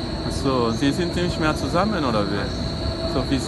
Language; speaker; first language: German; non-native, learner; Lingala